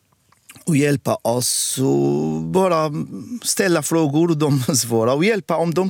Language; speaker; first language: Swedish; non-native, fluent; Arabic